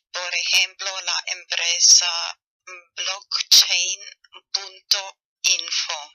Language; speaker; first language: Spanish; non-native, fluent; German